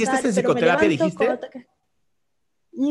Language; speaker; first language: Spanish; native; Spanish